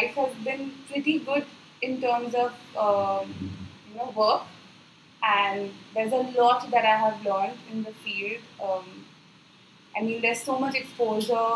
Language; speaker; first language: English; non-native, local second language; Hindi